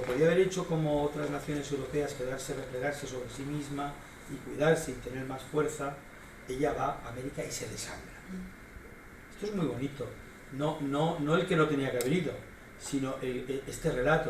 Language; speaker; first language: Spanish; native; Spanish